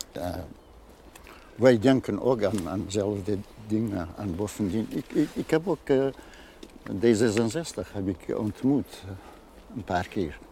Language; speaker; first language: Dutch; non-native, fluent; Kurdish